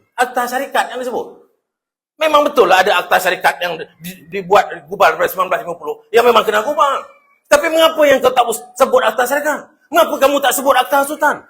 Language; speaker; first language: Malay; native; Malay